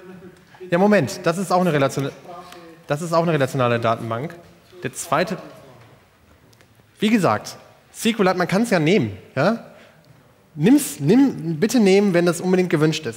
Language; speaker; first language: German; native; German